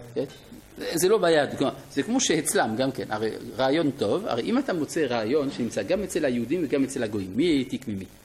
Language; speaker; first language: Hebrew; non-native, fluent; French